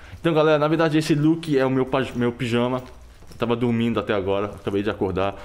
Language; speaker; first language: Portuguese; non-native, fluent; Korean